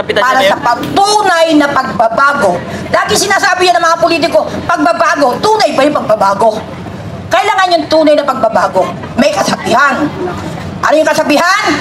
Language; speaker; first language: Filipino; native; Filipino